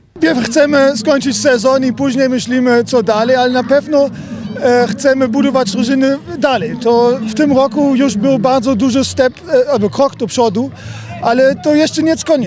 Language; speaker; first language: Polish; non-native, fluent; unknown